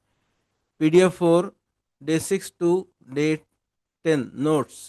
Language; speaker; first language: Telugu; non-native, local second language; Urdu